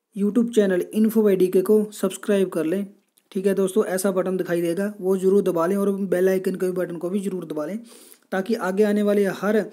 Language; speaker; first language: Hindi; non-native, local second language; Punjabi